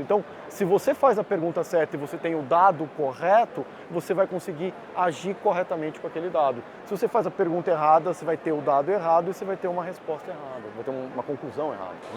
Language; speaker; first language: Portuguese; native; Portuguese